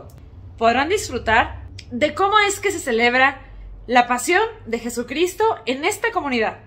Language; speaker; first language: Spanish; native; Spanish